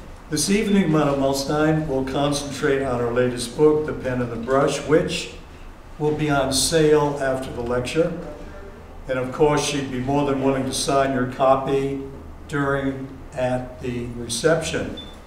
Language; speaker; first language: English; native; English